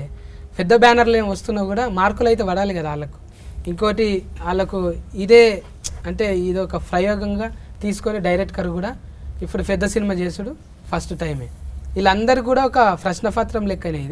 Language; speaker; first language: Telugu; native; Telugu